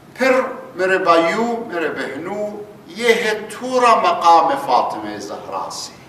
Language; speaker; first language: Urdu; non-native, learner; Persian